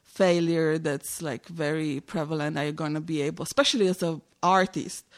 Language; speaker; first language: English; non-native, fluent; Romanian